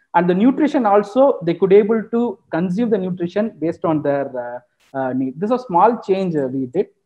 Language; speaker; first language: English; non-native, local second language; Tamil